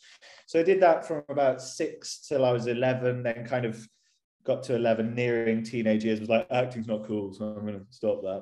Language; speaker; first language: English; native; English